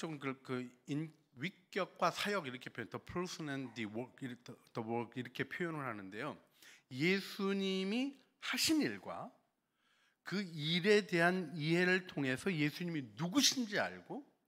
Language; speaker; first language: Korean; native; Korean